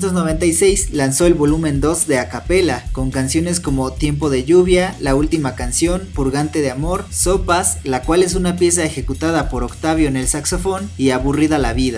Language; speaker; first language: Spanish; native; Spanish